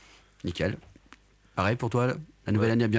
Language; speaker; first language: French; native; French